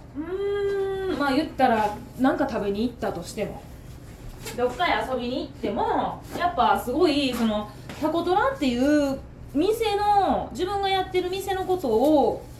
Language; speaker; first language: Japanese; native; Japanese